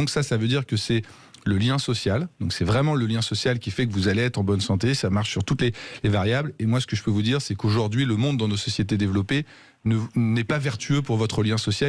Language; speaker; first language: French; native; French